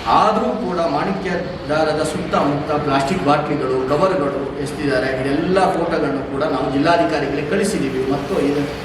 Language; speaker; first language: Kannada; native; Kannada